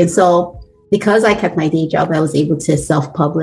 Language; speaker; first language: English; non-native, local second language; Bini